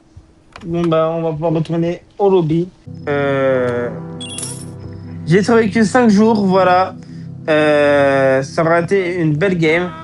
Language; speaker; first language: French; native; French